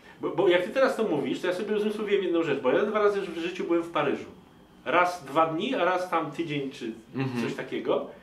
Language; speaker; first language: Polish; native; Polish